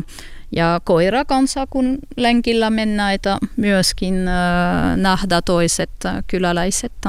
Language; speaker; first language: Finnish; non-native, learner; French